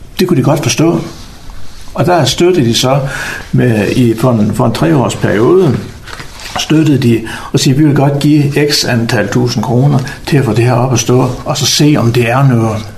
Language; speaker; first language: Danish; native; Danish